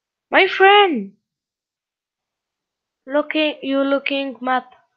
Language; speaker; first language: English; non-native, learner; French